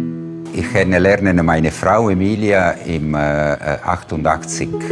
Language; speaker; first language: German; non-native, fluent; Italian